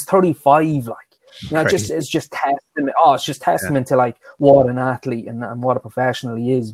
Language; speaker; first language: English; native; English